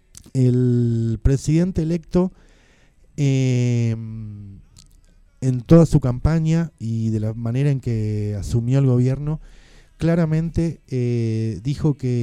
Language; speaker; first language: Spanish; native; Spanish